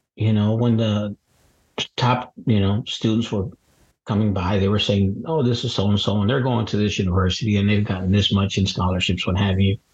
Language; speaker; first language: English; early bilingual, other home language; Spanish